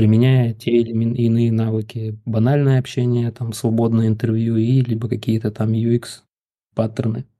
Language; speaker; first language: Russian; native; Russian